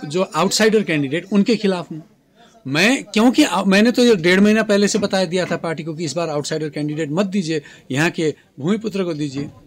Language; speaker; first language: Hindi; non-native, local second language; Nepali